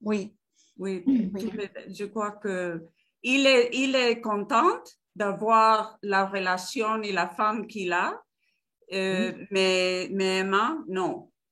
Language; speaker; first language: French; non-native, learner; Spanish